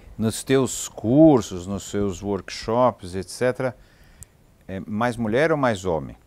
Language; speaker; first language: Portuguese; native; Portuguese